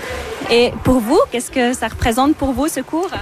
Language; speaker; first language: French; native; French